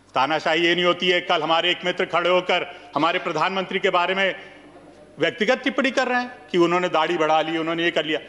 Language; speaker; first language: Hindi; native; Hindi